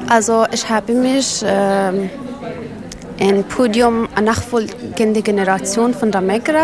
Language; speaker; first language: German; non-native, learner; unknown